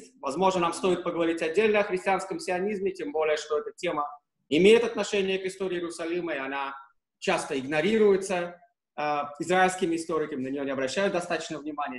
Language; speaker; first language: Russian; native; Russian